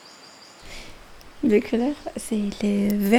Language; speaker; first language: French; non-native, learner; Arabic